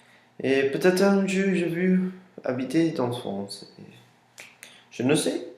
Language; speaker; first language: French; non-native, learner; Spanish